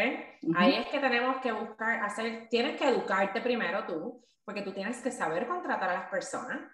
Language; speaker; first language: Spanish; native; Spanish